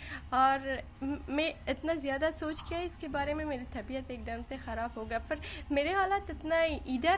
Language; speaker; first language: Hindi; non-native, learner; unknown